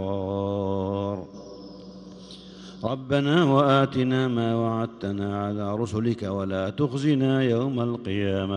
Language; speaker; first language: Arabic; native; Arabic